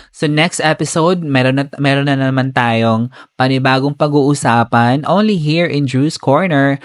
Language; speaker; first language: Filipino; non-native, local second language; Cebuano